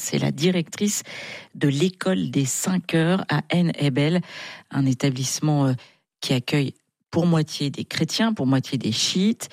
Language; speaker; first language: French; native; French